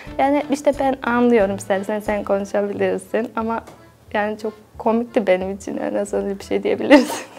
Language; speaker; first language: Turkish; non-native, fluent; Bosnian